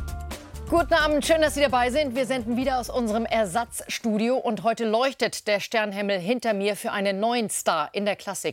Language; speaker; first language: German; native; German